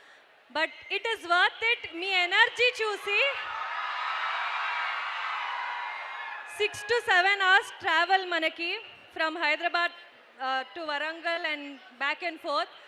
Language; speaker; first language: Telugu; non-native, fluent; Kannada